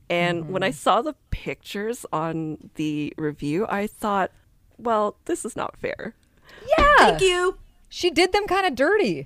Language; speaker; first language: English; native; English